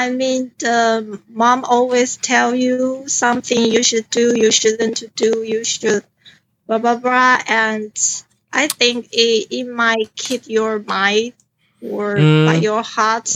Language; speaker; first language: English; non-native, learner; Chinese